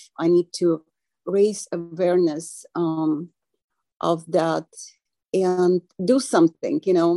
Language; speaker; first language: English; non-native, fluent; Ukrainian